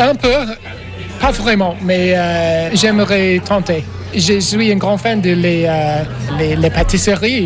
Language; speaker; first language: French; non-native, learner; English